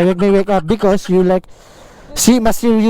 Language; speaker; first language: English; non-native, learner; Filipino